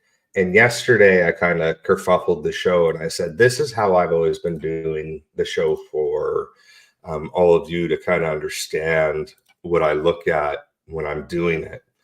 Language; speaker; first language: English; native; English